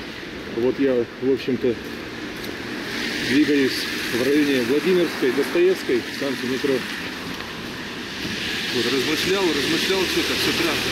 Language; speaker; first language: Russian; native; Russian